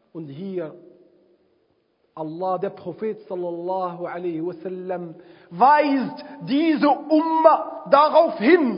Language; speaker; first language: German; non-native, fluent; Arabic